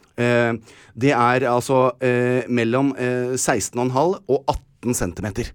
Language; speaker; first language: Norwegian; native; Norwegian